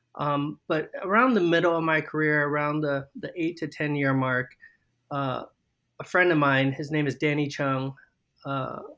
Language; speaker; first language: English; native; English